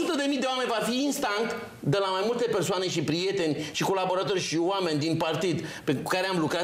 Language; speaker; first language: Romanian; native; Romanian